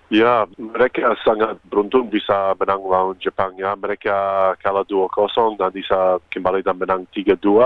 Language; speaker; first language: Indonesian; non-native, fluent; Croatian